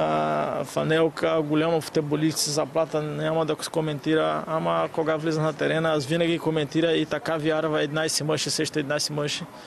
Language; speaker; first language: Bulgarian; non-native, learner; Portuguese